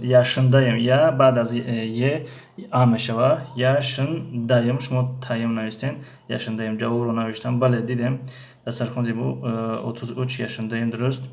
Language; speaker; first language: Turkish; non-native, fluent; Tajik